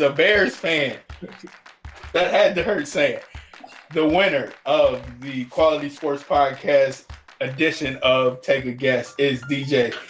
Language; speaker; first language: English; native; English